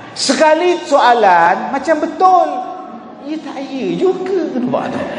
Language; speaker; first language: Malay; native; Malay